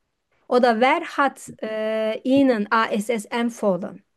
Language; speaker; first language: German; non-native, fluent; Turkish